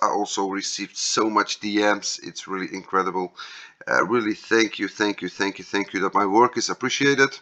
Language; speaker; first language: English; non-native, fluent; Dutch